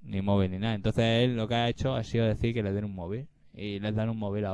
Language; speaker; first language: Spanish; native; Spanish